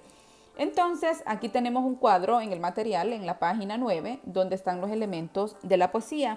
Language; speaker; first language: Spanish; native; Spanish